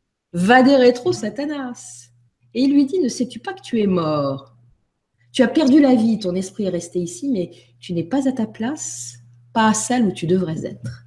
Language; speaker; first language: French; native; French